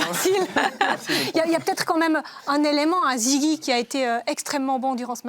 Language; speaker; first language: French; native; French